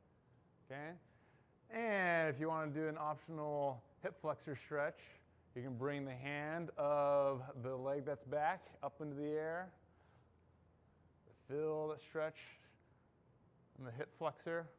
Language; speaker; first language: English; native; English